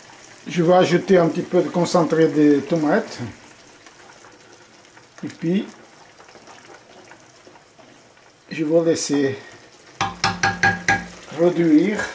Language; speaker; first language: French; non-native, fluent; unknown